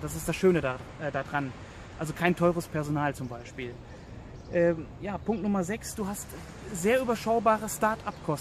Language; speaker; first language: German; native; German